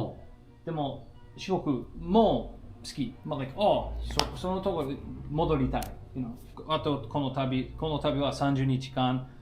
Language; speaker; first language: Japanese; non-native, learner; English